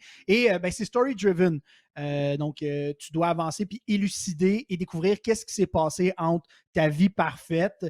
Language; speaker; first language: French; native; French